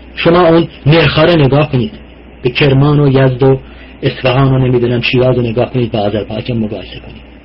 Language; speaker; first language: Persian; non-native, local second language; Azerbaijani